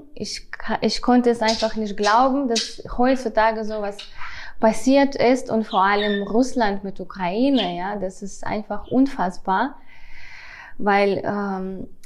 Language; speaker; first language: German; non-native, fluent; Russian